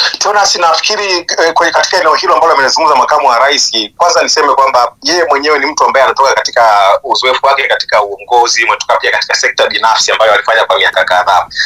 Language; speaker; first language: Swahili; native; Swahili